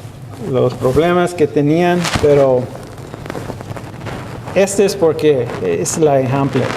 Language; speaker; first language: Spanish; non-native, learner; English